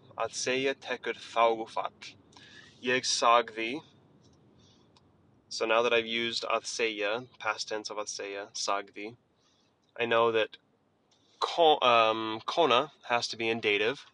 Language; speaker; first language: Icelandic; non-native, learner; English